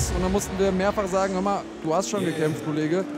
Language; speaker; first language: German; native; German